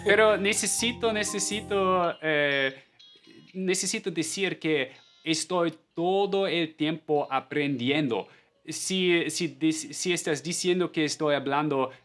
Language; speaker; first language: Spanish; non-native, fluent; German